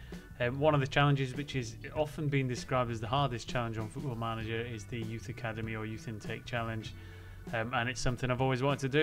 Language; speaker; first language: English; native; English